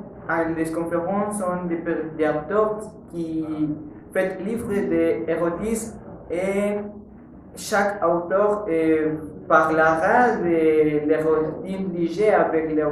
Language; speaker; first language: French; non-native, learner; Spanish